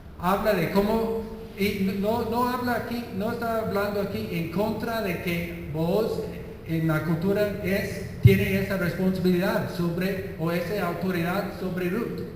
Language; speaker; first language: Spanish; non-native, fluent; English